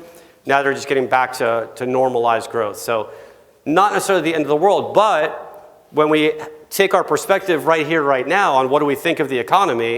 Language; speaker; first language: English; native; English